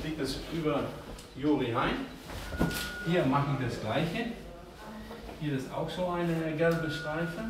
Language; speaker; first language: German; non-native, fluent; Dutch